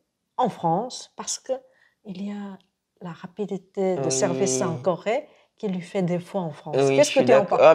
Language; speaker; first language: French; non-native, fluent; Korean